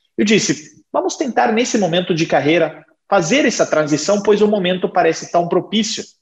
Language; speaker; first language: Portuguese; non-native, fluent; Italian